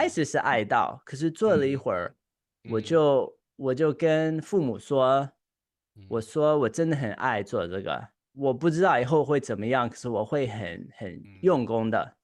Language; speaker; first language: Chinese; early bilingual, heritage; Chinese